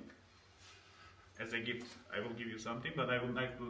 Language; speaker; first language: English; non-native, learner; Turkish